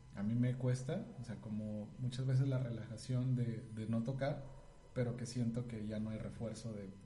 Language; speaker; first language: Spanish; native; Spanish